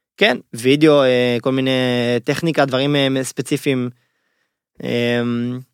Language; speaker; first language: Hebrew; native; Hebrew